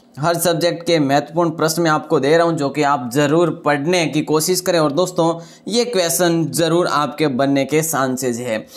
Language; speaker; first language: Hindi; native; Hindi